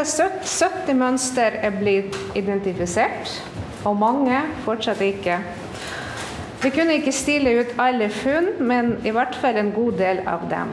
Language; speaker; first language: Norwegian; non-native, fluent; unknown